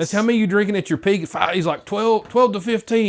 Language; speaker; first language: English; native; English